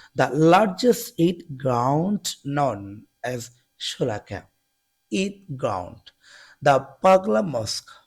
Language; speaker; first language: English; non-native, local second language; Bangla